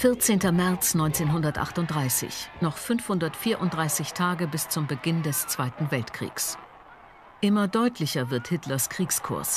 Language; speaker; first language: German; native; German